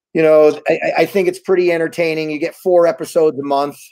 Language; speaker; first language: English; native; English